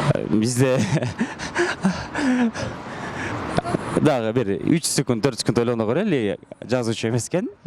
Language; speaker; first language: Kyrgyz; native; Kyrgyz